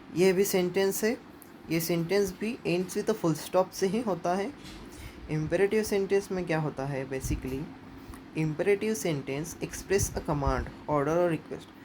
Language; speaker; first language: Hindi; non-native, local second language; Marathi